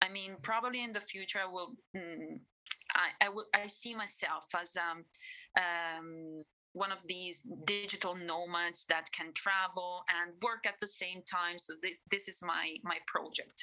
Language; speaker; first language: English; non-native, fluent; Italian